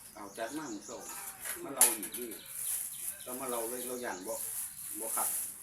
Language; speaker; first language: Thai; native; Thai